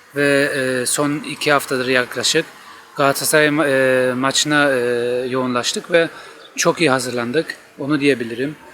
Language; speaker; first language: Turkish; early bilingual, heritage; Turkish